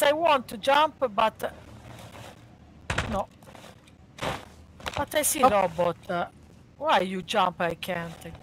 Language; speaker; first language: English; non-native, learner; Hungarian